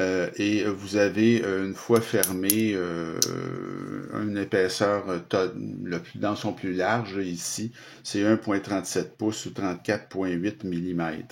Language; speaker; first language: French; native; French